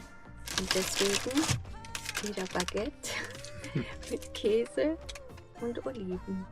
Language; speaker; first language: German; non-native, fluent; Arabic